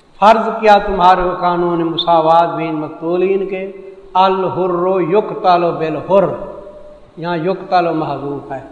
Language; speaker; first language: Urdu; non-native, local second language; Saraiki